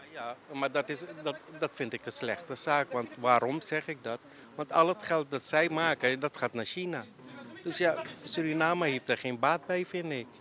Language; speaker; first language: Dutch; early bilingual, other home language; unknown